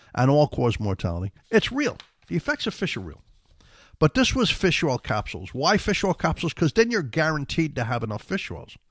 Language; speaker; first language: English; native; English